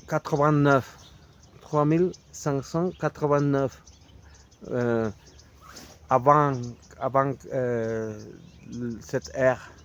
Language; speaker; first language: French; non-native, fluent; Spanish